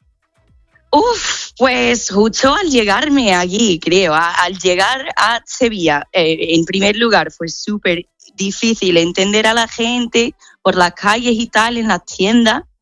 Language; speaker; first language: Spanish; non-native, fluent; English